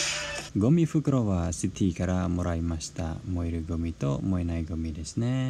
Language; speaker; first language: Japanese; non-native, learner; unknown